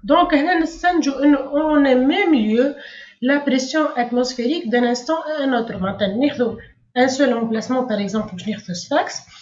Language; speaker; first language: French; non-native, local second language; Arabic